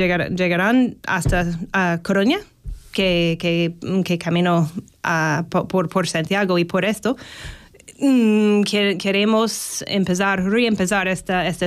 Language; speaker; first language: Spanish; non-native, fluent; English